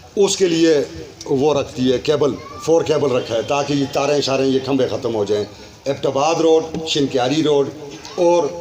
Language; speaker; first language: Urdu; non-native, local second language; Northern Hindko